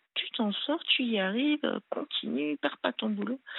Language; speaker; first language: French; native; French